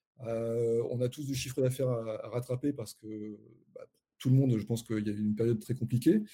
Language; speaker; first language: French; native; French